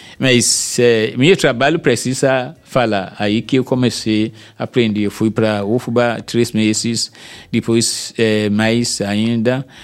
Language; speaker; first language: Portuguese; non-native, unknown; Yoruba